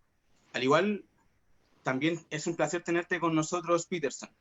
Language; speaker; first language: Spanish; native; Spanish